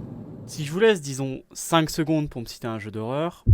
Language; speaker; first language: French; native; French